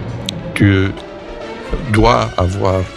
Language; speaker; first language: French; non-native, fluent; Romanian